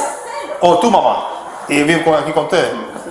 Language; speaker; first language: Spanish; early bilingual, heritage; Spanish